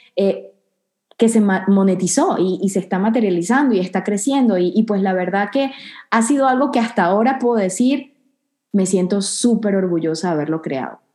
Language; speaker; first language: Spanish; native; Spanish